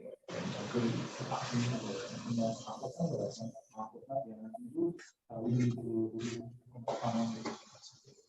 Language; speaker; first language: French; non-native, fluent; Spanish